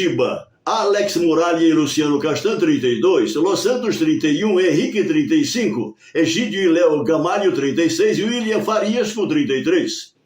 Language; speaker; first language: Portuguese; native; Portuguese